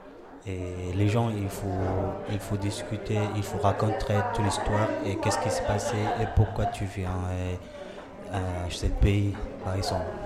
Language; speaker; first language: French; non-native, learner; Somali